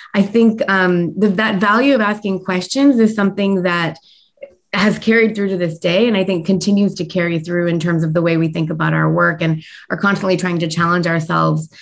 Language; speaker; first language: English; native; English